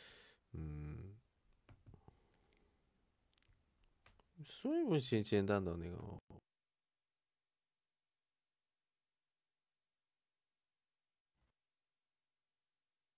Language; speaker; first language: Chinese; non-native, learner; Korean